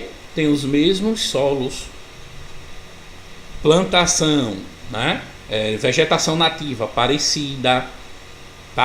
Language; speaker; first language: Portuguese; native; Portuguese